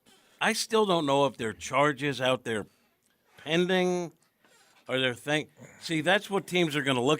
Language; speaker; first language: English; native; English